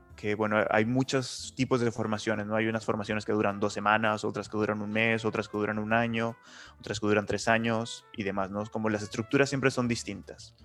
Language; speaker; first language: Spanish; native; Spanish